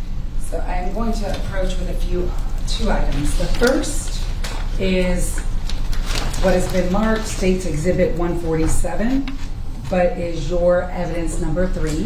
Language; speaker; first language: English; native; English